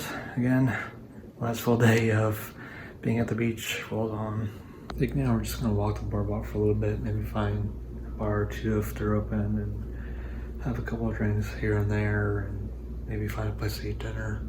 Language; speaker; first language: English; native; English